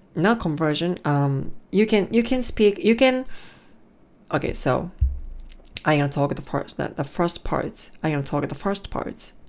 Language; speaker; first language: English; non-native, learner; Japanese